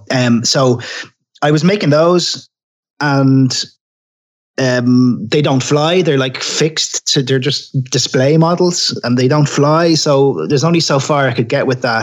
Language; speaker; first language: English; native; English